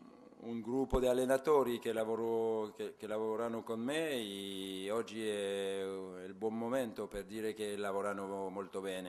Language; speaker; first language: Italian; non-native, fluent; French